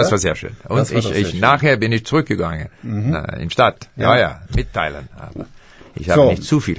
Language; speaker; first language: German; non-native, fluent; English